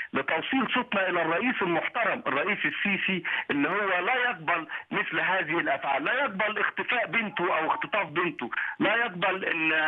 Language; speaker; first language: Arabic; native; Arabic